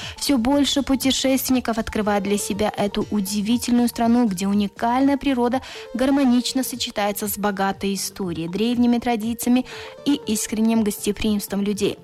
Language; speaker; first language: Russian; non-native, local second language; Tajik